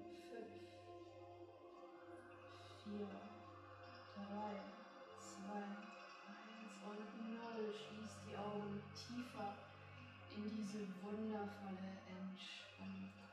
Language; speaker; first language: German; native; German